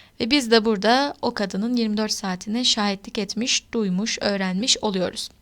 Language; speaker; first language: Turkish; native; Turkish